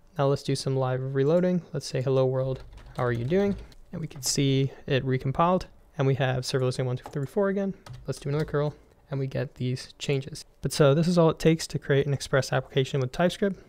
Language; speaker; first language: English; native; English